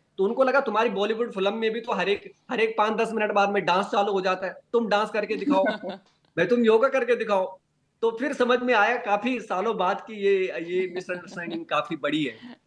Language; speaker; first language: Hindi; non-native, local second language; Garhwali